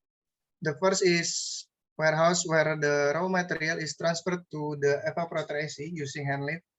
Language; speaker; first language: English; non-native, learner; Indonesian